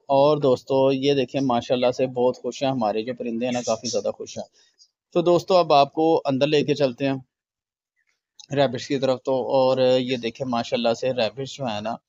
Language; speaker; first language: Hindi; native; Hindi